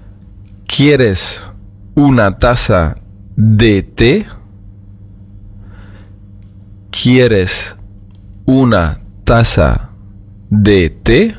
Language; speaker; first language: Spanish; non-native, fluent; German